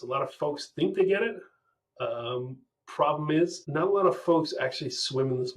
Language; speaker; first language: English; native; English